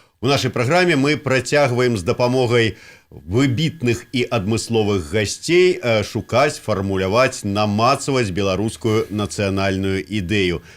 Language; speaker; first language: Belarusian; native; Belarusian